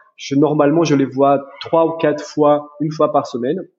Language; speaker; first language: French; non-native, fluent; Portuguese